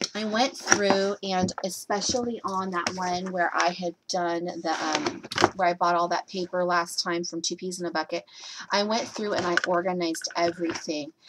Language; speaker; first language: English; native; English